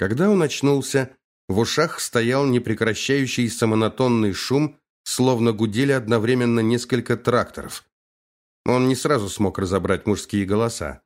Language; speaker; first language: Russian; native; Russian